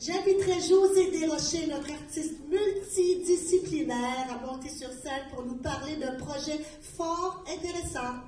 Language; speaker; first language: French; native; French